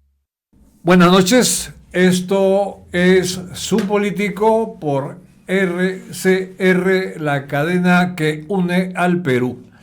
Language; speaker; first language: Spanish; native; Spanish